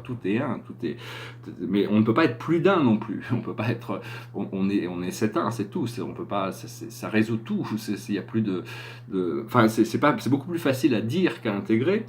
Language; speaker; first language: French; native; French